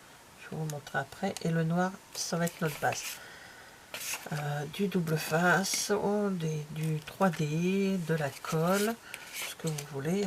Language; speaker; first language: French; native; French